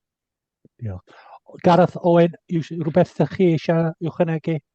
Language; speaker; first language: Welsh; native; Welsh